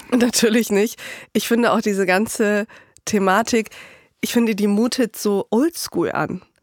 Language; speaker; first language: German; early bilingual, other home language; Turkish